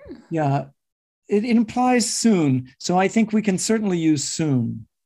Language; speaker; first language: English; native; English